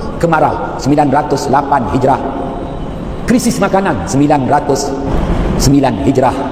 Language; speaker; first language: Malay; native; Malay